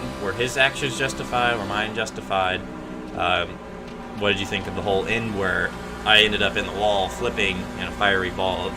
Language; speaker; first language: English; native; English